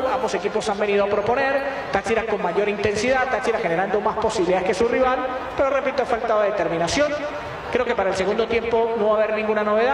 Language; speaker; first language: Spanish; native; Spanish